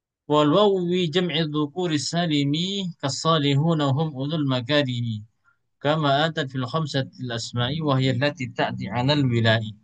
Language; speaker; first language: Arabic; non-native, learner; Indonesian